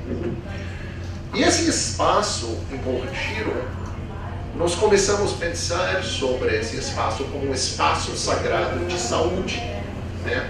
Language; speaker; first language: Portuguese; non-native, fluent; English